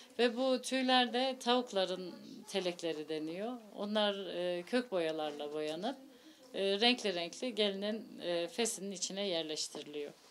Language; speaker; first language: Turkish; early bilingual, heritage; Turkish